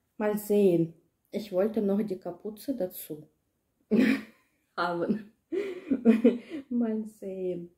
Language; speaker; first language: German; non-native, learner; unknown